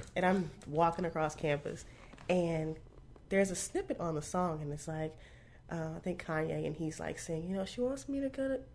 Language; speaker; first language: English; native; English